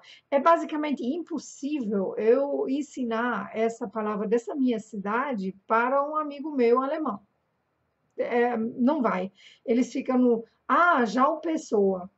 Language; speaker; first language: Portuguese; non-native, fluent; German